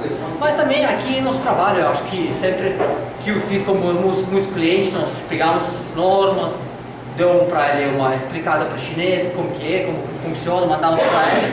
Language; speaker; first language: Portuguese; non-native, learner; Russian